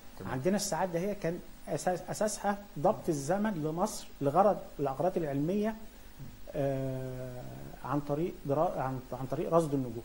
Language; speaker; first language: Arabic; native; Arabic